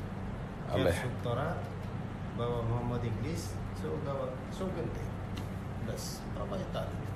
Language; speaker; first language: Arabic; non-native, learner; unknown